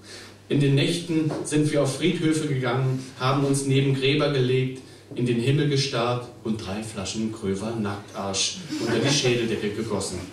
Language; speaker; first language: German; native; German